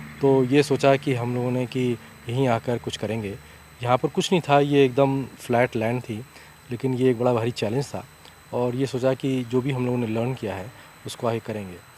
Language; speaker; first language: Hindi; native; Hindi